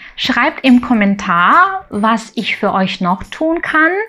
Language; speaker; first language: German; non-native, fluent; Russian